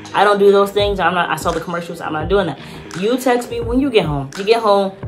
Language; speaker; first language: English; native; English